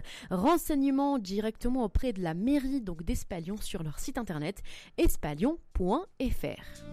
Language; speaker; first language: French; native; French